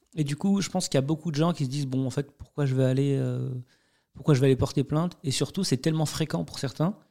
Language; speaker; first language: French; native; French